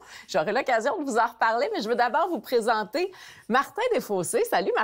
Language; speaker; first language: French; native; French